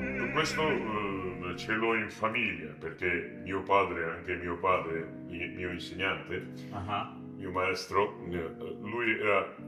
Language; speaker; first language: Italian; non-native, learner; Georgian